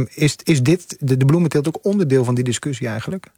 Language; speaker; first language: Dutch; native; Dutch